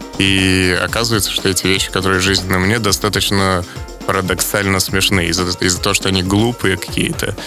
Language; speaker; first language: Russian; early bilingual, other home language; Azerbaijani